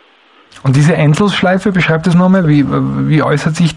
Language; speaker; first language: German; native; German